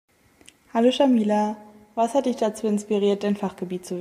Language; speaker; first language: German; native; German